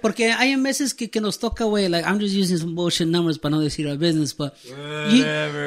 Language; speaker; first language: English; early bilingual, other home language; Spanish